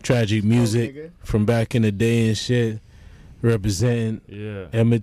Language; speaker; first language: English; early bilingual, other home language; Jamaican Creole English